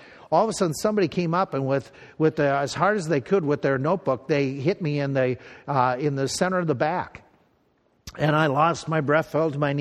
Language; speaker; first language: English; native; English